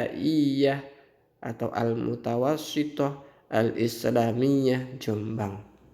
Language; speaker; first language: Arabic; non-native, fluent; Indonesian